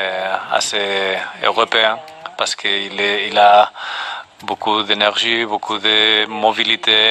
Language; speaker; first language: French; non-native, fluent; Spanish